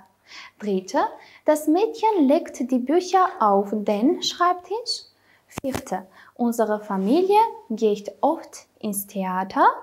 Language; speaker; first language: German; non-native, fluent; Armenian